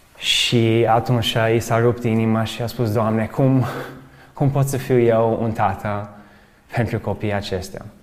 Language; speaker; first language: Romanian; early bilingual, other home language; English